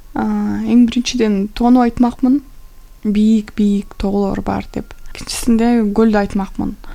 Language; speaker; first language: Kyrgyz; non-native, local second language; Russian